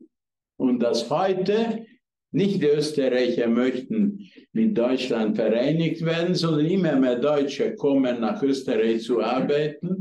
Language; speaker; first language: German; non-native, fluent; Hungarian